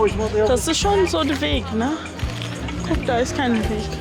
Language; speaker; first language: German; non-native, fluent; English